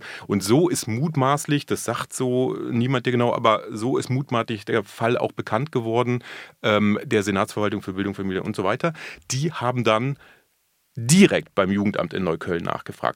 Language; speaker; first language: German; native; German